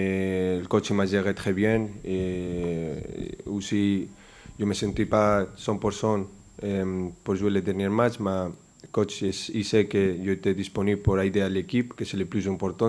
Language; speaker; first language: French; non-native, fluent; Spanish